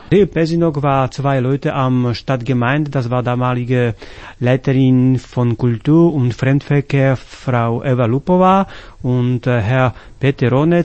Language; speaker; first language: German; non-native, fluent; Slovak